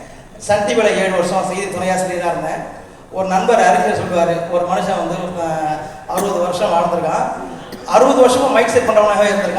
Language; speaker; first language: Tamil; native; Tamil